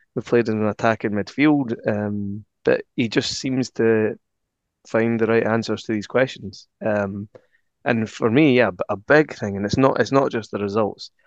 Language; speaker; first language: English; native; English